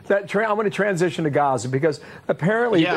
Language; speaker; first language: English; native; English